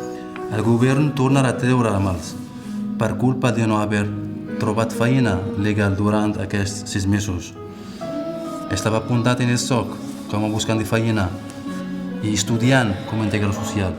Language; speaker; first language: Catalan; non-native, fluent; Arabic